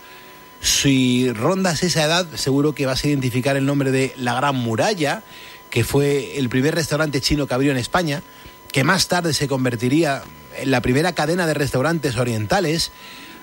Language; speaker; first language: Spanish; native; Spanish